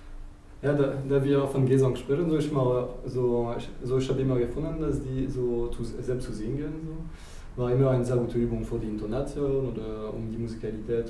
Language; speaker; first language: German; non-native, fluent; French